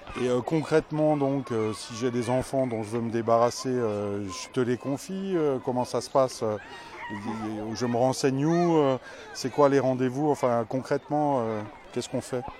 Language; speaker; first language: French; native; French